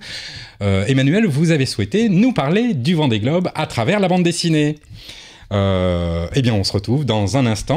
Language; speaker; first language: French; native; French